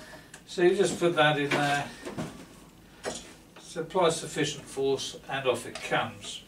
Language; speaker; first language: English; native; English